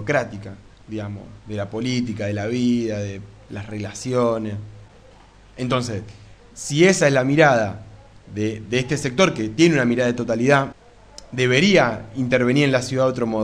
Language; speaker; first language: Spanish; native; Spanish